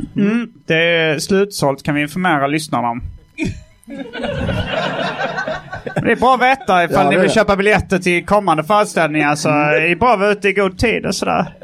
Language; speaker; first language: Swedish; native; Swedish